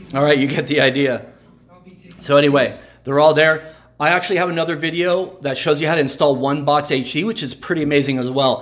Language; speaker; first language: English; native; English